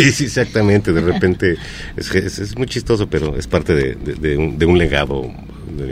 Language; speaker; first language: Spanish; native; Spanish